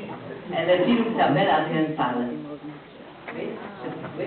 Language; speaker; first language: French; non-native, fluent; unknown